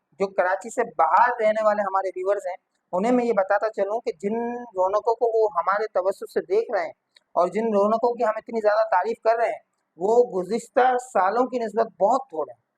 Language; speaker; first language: Urdu; non-native, local second language; Memoni